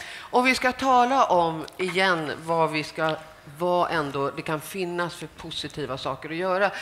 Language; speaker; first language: Swedish; native; Swedish